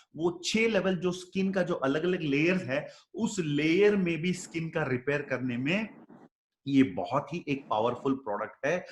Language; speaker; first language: Hindi; non-native, local second language; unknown